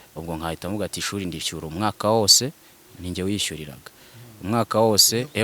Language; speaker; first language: Kinyarwanda; early bilingual, other home language; Swahili